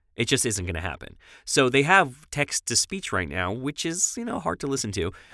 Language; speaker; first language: English; native; English